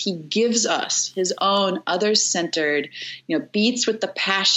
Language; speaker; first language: English; native; English